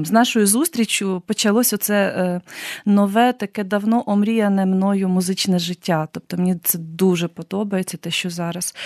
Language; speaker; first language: Ukrainian; native; Ukrainian